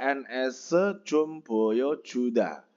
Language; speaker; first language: Korean; non-native, fluent; Indonesian